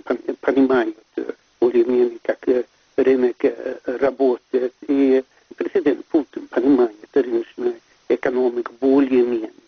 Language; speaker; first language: Russian; non-native, fluent; Swedish